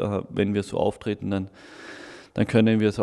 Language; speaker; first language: German; native; German